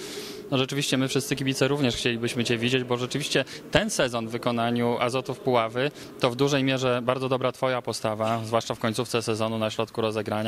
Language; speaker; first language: Polish; native; Polish